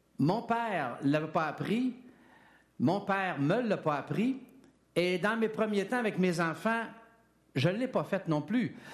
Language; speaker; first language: French; native; French